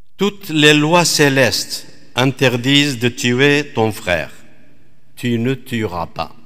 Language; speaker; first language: French; non-native, fluent; Aramaic